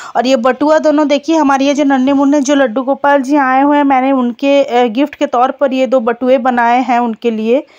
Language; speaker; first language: Hindi; non-native, local second language; Bangla